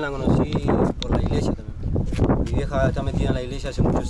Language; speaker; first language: Spanish; native; Spanish